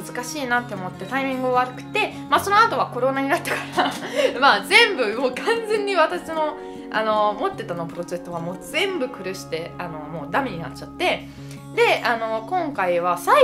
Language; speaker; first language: Japanese; non-native, fluent; Italian